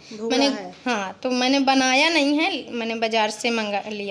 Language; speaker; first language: Hindi; native; Hindi